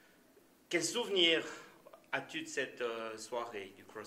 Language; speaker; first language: French; native; French